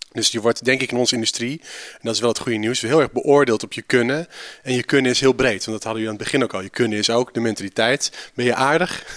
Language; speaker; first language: Dutch; native; Dutch